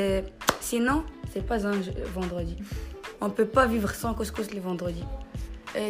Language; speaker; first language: French; non-native, learner; Tachelhit